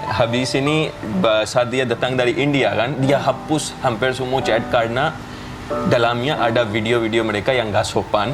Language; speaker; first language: Indonesian; non-native, fluent; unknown